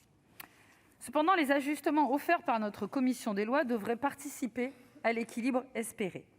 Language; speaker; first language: French; native; French